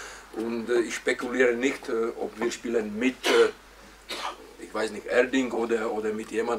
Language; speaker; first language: German; non-native, fluent; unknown